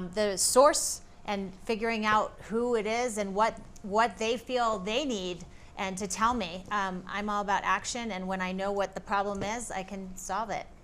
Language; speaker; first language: English; native; English